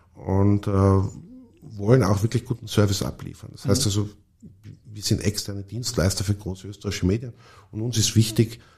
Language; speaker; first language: German; native; German